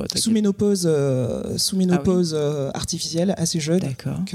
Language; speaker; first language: French; native; French